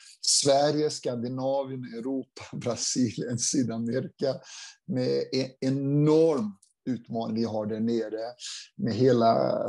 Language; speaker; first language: Swedish; non-native, fluent; Portuguese